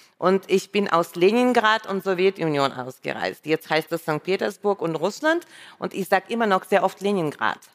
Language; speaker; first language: German; non-native, fluent; Russian